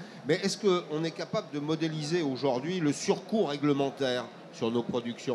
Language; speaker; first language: French; native; French